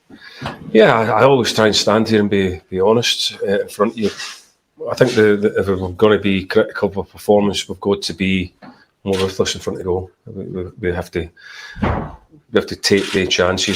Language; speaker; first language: English; native; English